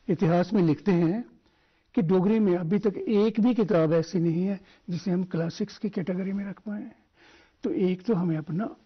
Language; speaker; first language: Hindi; non-native, local second language; Dogri